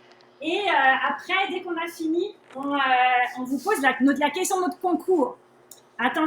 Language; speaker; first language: French; native; French